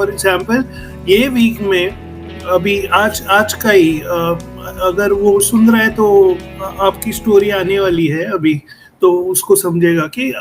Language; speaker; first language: Hindi; native; Hindi